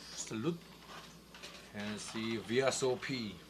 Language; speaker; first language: English; non-native, learner; Korean